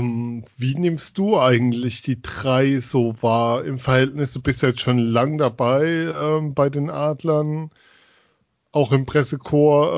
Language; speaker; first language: German; native; German